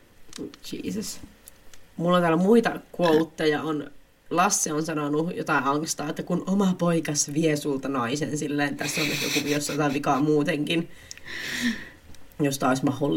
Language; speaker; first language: Finnish; native; Finnish